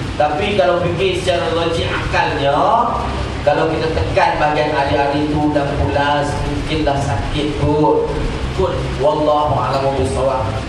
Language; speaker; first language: Malay; native; Malay